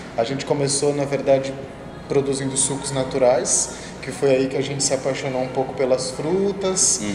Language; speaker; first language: Portuguese; native; Portuguese